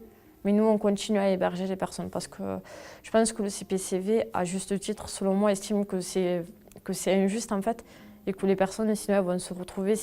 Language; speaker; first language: French; native; French